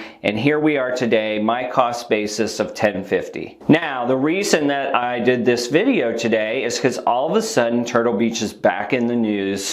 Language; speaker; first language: English; native; English